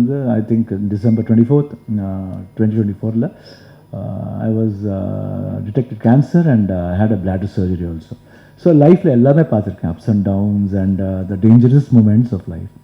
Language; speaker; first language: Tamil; non-native, local second language; Kannada